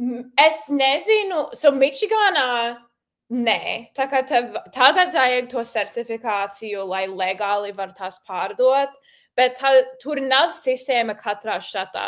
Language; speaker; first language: Latvian; early bilingual, heritage; Latvian